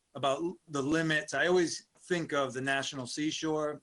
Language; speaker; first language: English; native; English